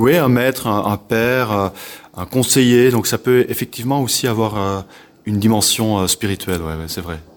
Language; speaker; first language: French; non-native, local second language; Dutch